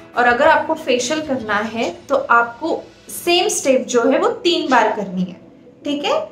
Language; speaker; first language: Hindi; non-native, local second language; Marathi